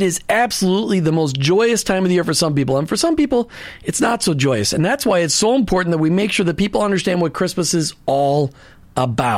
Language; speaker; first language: English; native; English